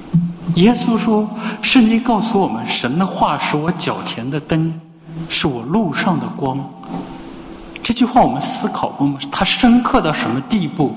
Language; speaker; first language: Chinese; native; Chinese